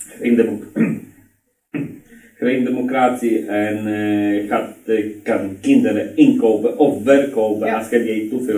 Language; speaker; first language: Dutch; non-native, learner; Polish